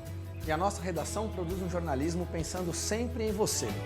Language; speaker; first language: Portuguese; native; Portuguese